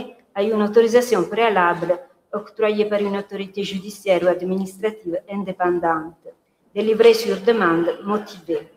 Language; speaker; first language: French; non-native, fluent; Italian